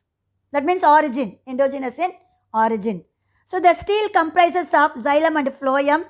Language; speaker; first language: English; non-native, local second language; Tamil